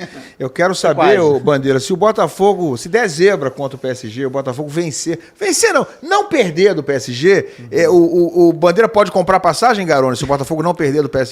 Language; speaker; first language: Portuguese; native; Portuguese